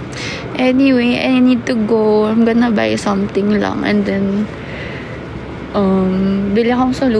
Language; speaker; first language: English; non-native, local second language; Filipino